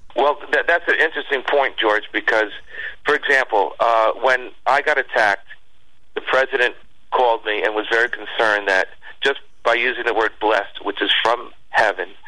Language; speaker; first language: English; early bilingual, other home language; Spanish